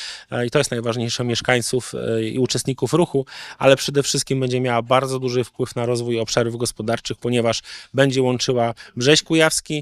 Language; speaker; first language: Polish; native; Polish